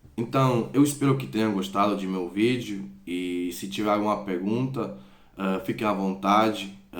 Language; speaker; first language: Portuguese; non-native, fluent; Croatian